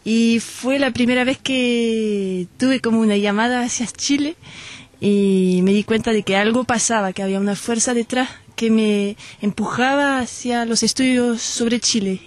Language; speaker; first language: Spanish; non-native, fluent; French